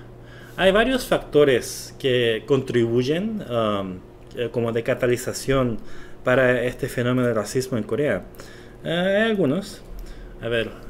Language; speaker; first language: Spanish; non-native, fluent; Korean